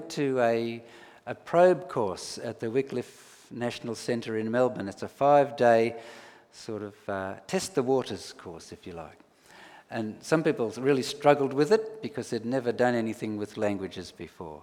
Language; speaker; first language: English; native; English